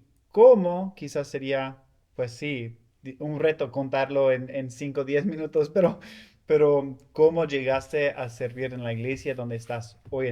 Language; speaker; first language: Spanish; non-native, fluent; English